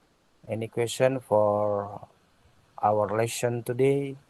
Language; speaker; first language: English; non-native, learner; Indonesian